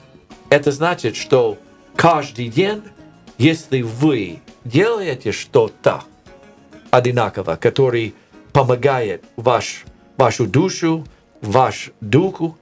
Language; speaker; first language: Russian; non-native, learner; English